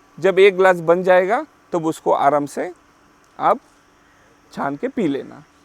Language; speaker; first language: Hindi; non-native, local second language; Marathi